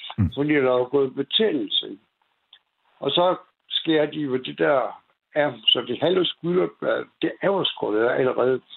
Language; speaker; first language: Danish; native; Danish